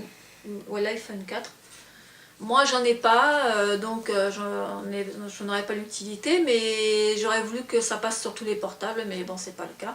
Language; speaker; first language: French; native; French